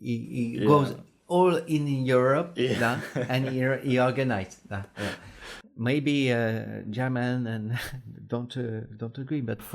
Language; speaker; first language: English; non-native, learner; French